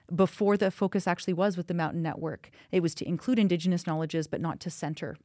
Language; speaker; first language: English; native; English